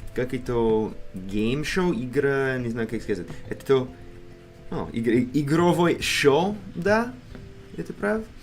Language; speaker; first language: Russian; non-native, learner; English